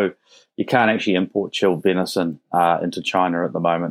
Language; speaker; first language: English; native; English